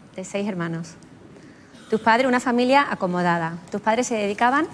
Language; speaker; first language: Spanish; native; Spanish